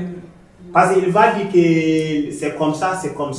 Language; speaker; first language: French; non-native, learner; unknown